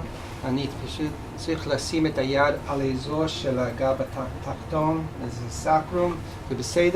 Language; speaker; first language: Hebrew; non-native, fluent; English